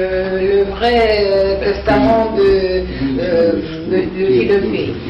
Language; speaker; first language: French; non-native, learner; Russian